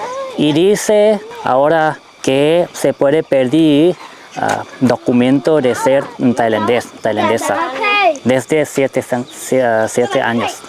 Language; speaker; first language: Spanish; non-native, fluent; Thai